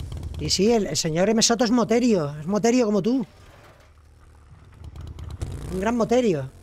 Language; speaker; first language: Spanish; native; Spanish